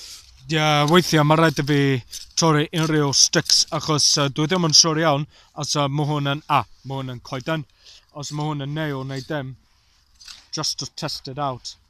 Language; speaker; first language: Welsh; non-native, learner; English